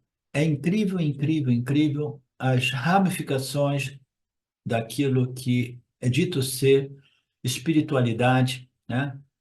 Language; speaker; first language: Portuguese; native; Portuguese